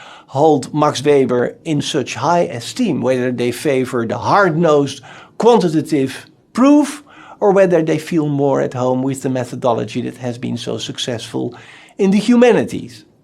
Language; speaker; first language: English; non-native, fluent; Dutch